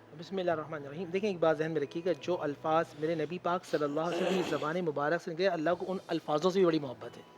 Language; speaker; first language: Urdu; native; Urdu